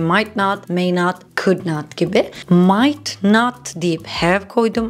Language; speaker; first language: English; non-native, fluent; Turkish